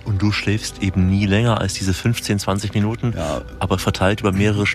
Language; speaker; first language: German; native; German